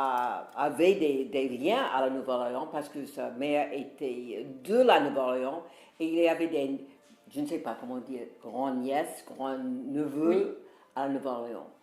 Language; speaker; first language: French; non-native, fluent; English